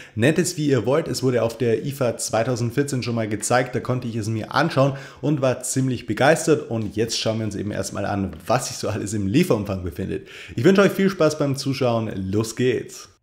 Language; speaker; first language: German; native; German